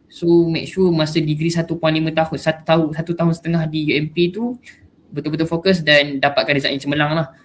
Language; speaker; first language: Malay; native; Malay